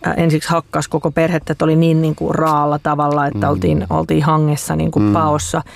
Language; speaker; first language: Finnish; native; Finnish